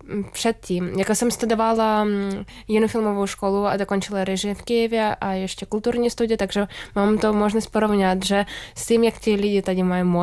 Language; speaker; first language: Czech; non-native, learner; Ukrainian